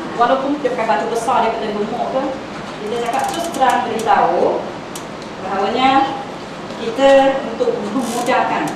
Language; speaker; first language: Malay; non-native, local second language; Chinese